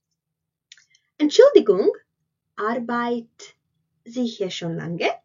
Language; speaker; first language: German; non-native, fluent; Latvian